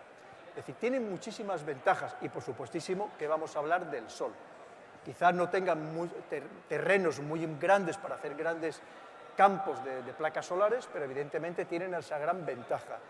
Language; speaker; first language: Spanish; native; Spanish